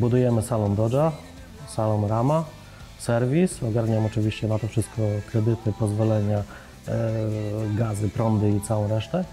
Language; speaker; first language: Polish; native; Polish